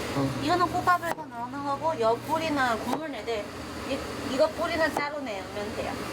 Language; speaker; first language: Korean; non-native, learner; Chinese